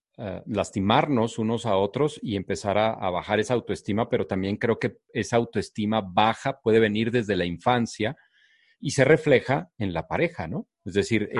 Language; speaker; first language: Spanish; native; Spanish